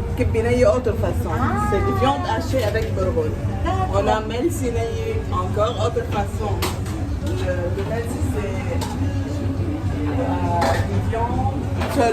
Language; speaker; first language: French; non-native, local second language; Arabic